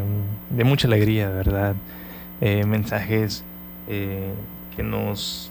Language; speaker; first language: Spanish; native; Spanish